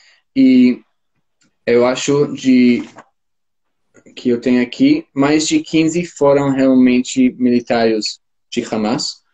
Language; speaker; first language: Portuguese; non-native, fluent; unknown